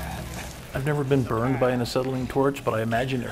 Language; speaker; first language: English; native; English